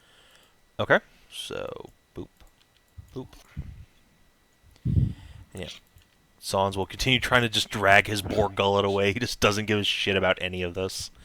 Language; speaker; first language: English; native; English